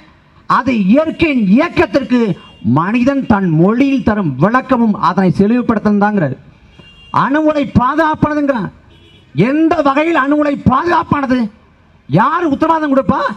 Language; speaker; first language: Tamil; native; Tamil